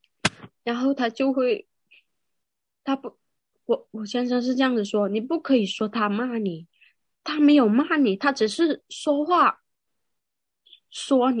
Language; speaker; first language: Chinese; non-native, local second language; Cantonese